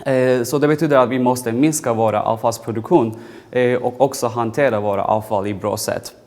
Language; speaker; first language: Swedish; non-native, fluent; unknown